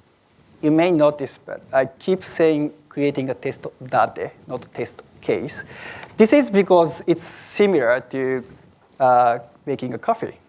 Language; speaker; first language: English; non-native, fluent; Japanese